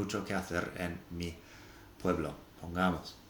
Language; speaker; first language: Spanish; non-native, fluent; English